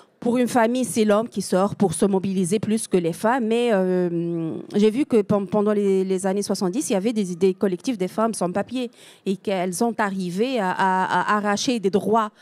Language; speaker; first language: French; non-native, local second language; Arabic